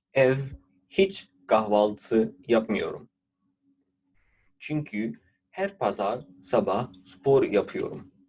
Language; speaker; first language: Turkish; non-native, fluent; Urdu